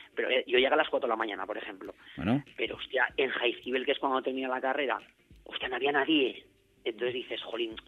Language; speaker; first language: Spanish; native; Spanish